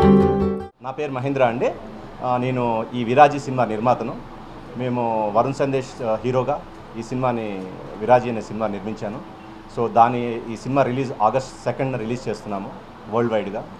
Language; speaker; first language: Telugu; native; Telugu